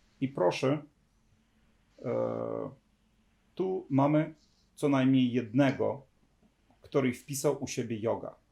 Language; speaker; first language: Polish; non-native, fluent; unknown